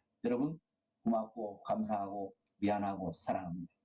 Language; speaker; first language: Korean; native; Korean